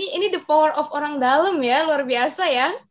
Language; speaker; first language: Indonesian; native; Indonesian